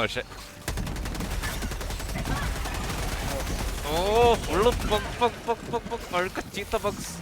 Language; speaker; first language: Malayalam; native; Malayalam